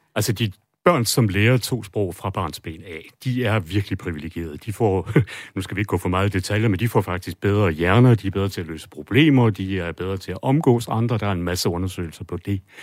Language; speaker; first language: Danish; native; Danish